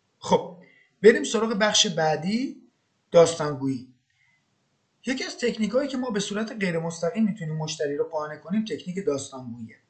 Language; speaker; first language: Persian; non-native, local second language; Azerbaijani